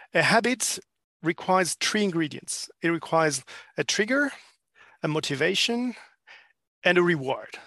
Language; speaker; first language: English; non-native, fluent; French